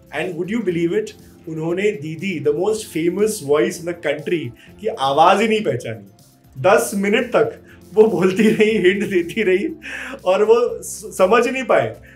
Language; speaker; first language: Hindi; early bilingual, heritage; Hindi